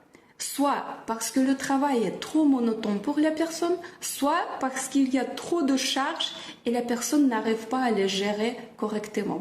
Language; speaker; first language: French; non-native, fluent; Russian